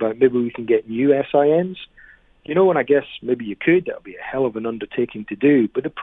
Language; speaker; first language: English; native; English